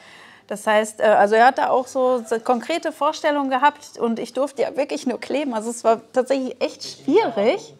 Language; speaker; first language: German; native; German